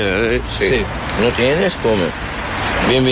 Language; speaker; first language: Spanish; non-native, learner; Arabic